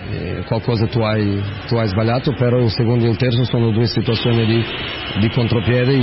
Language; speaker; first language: Italian; non-native, fluent; Portuguese